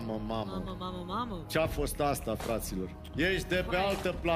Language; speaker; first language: Romanian; native; Romanian